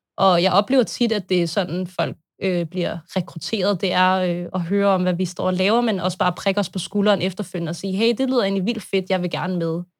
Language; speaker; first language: Danish; native; Danish